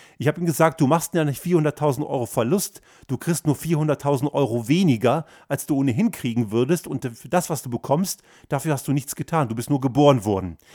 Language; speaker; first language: German; early bilingual, other home language; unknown